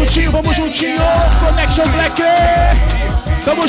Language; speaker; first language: Portuguese; native; Portuguese